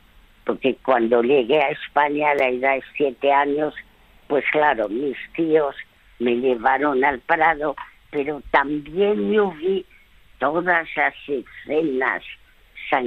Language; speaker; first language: Spanish; early bilingual, other home language; French